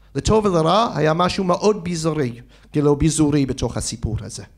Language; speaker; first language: Hebrew; non-native, fluent; English